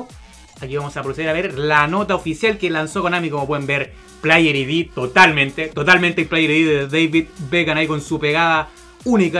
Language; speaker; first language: Spanish; native; Spanish